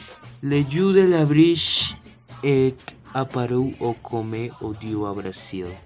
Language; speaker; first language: French; non-native, learner; Spanish